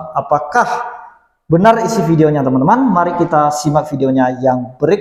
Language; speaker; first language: Indonesian; native; Indonesian